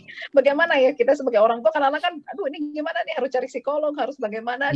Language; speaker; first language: Indonesian; native; Indonesian